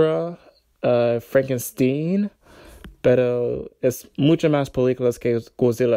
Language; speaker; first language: Spanish; non-native, learner; English